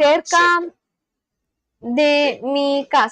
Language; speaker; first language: Spanish; non-native, learner; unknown